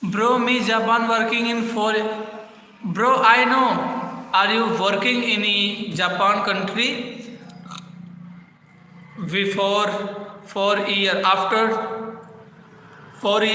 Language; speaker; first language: English; non-native, learner; Hindi